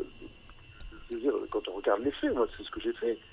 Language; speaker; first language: French; native; French